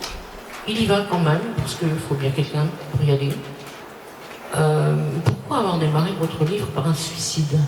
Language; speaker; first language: French; native; French